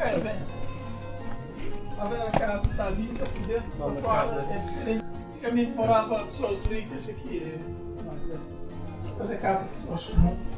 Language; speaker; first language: Portuguese; non-native, local second language; Kabuverdianu